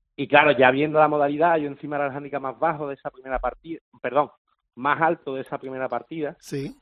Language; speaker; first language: Spanish; native; Spanish